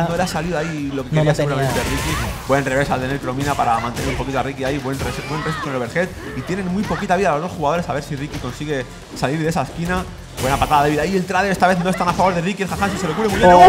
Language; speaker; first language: Spanish; native; Spanish